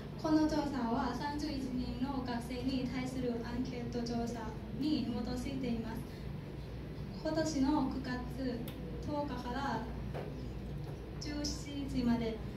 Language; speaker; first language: Japanese; non-native, learner; Thai